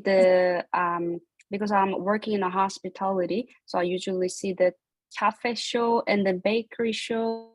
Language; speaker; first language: English; non-native, learner; Korean